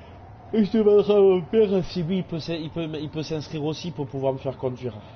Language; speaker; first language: French; native; French